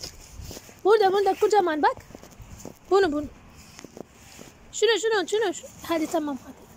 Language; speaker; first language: Turkish; non-native, learner; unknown